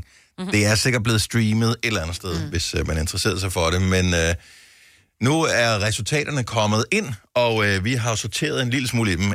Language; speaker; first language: Danish; native; Danish